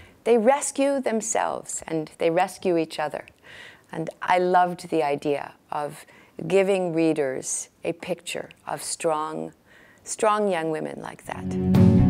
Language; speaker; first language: English; native; English